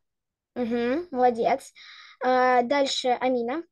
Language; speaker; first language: Russian; native; Russian